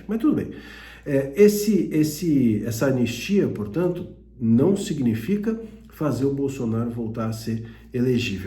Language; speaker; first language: Portuguese; native; Portuguese